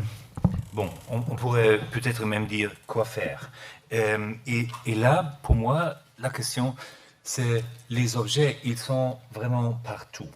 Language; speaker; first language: French; non-native, learner; German